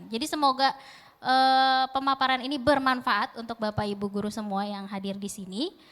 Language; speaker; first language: Indonesian; native; Indonesian